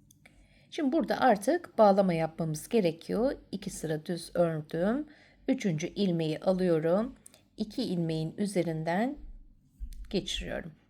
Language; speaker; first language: Turkish; native; Turkish